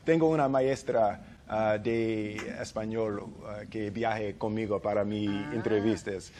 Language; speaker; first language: Spanish; non-native, learner; English